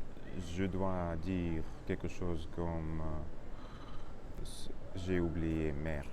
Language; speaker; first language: French; non-native, learner; Russian